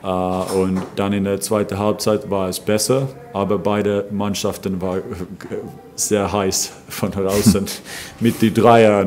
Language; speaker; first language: German; non-native, fluent; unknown